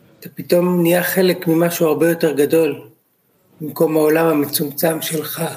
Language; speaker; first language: Hebrew; non-native, learner; Dutch